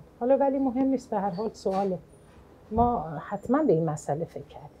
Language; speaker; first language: Persian; native; Persian